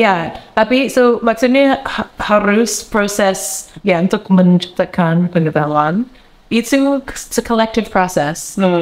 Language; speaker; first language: Indonesian; non-native, learner; English